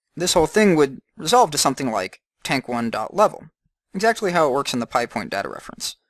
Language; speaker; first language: English; native; English